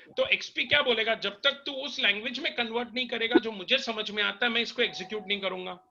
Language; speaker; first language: Hindi; native; Hindi